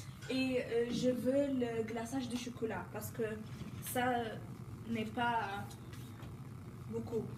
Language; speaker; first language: French; non-native, learner; English